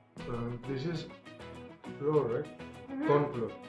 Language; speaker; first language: English; non-native, learner; Turkish